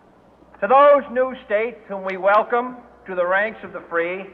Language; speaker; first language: English; native; English